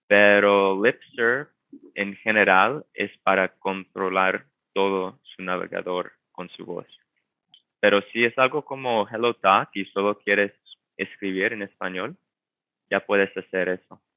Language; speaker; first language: Spanish; non-native, fluent; English